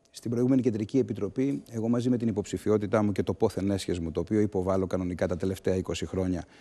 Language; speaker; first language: Greek; native; Greek